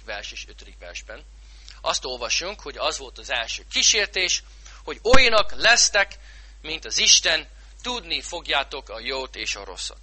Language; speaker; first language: Hungarian; non-native, fluent; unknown